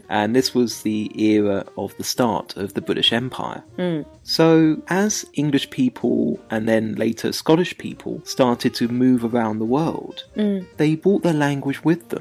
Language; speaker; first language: English; native; English